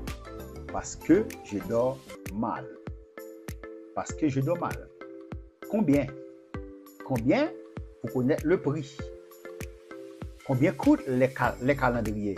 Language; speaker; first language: French; non-native, fluent; Portuguese